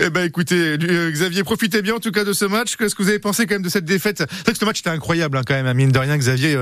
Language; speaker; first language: French; native; French